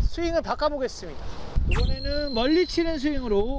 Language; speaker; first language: Korean; native; Korean